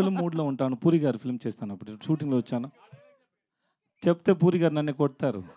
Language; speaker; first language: Telugu; non-native, learner; Tamil